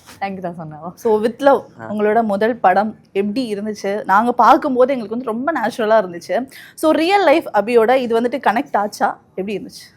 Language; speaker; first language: Tamil; native; Tamil